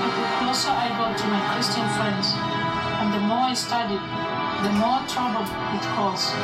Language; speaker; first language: English; non-native, fluent; Somali